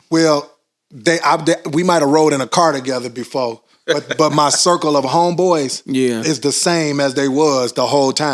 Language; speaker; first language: English; native; English